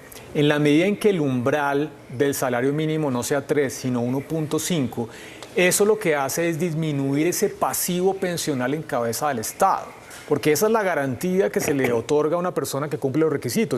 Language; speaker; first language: Spanish; native; Spanish